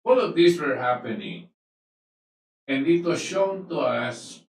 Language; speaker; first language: English; non-native, local second language; Filipino